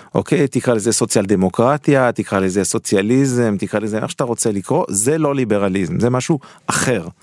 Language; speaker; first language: Hebrew; non-native, fluent; French